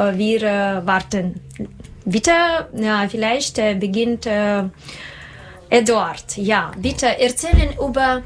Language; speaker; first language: German; non-native, learner; Russian